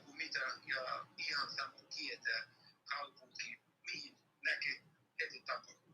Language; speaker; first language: Finnish; non-native, learner; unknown